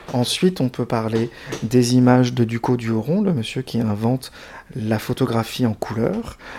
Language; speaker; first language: French; native; French